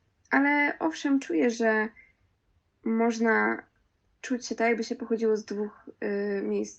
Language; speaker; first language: Polish; early bilingual, other home language; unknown